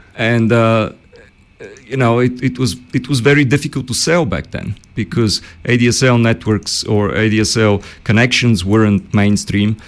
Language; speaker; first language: English; early bilingual, other home language; Bulgarian